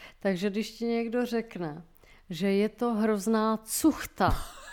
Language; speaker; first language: Czech; native; Czech